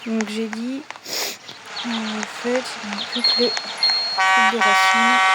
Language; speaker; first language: French; native; French